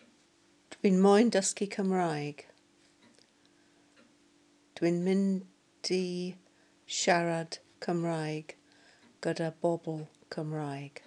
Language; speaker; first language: Welsh; non-native, learner; English